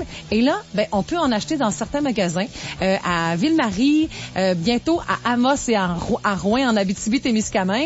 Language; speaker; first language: French; native; French